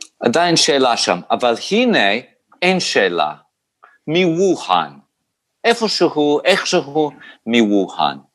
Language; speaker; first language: Hebrew; non-native, fluent; English